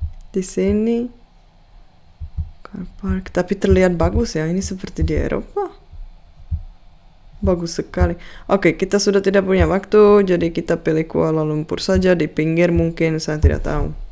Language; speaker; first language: Indonesian; non-native, fluent; Czech